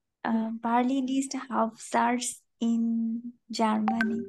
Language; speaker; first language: German; non-native, learner; Bangla